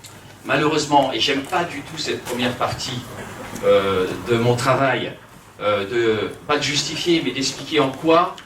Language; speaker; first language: French; native; French